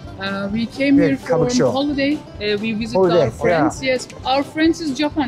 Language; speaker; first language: English; non-native, learner; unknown